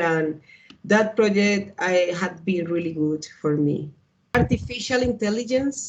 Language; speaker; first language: English; non-native, learner; Spanish